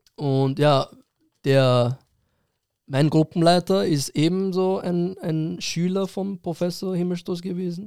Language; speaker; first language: German; early bilingual, other home language; Persian